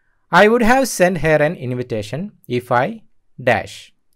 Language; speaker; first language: English; non-native, local second language; Malayalam